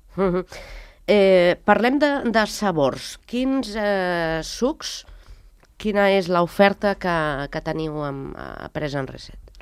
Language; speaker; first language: Catalan; native; Catalan